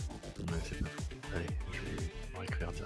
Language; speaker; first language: French; native; French